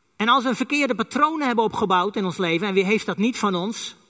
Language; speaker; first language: Dutch; non-native, local second language; Western Frisian